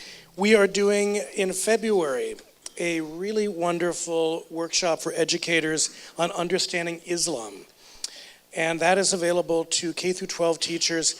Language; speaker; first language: English; native; English